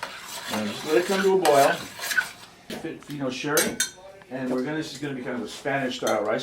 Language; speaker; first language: English; native; English